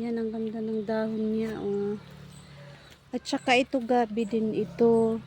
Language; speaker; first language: Filipino; native; Filipino